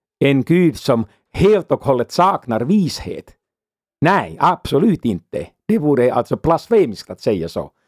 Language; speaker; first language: Swedish; non-native, fluent; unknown